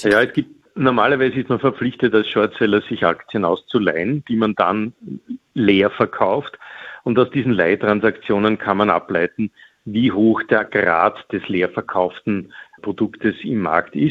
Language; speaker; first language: German; native; German